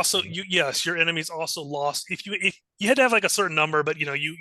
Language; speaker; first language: English; native; English